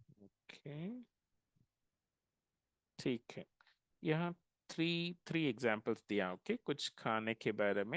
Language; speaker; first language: Hindi; non-native, local second language; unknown